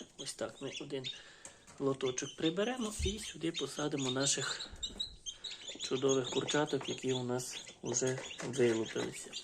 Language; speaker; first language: Ukrainian; non-native, local second language; Russian